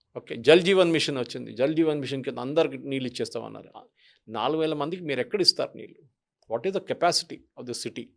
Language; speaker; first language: Telugu; non-native, fluent; Malayalam